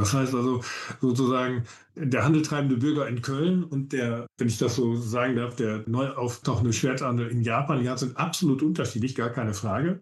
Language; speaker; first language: German; native; German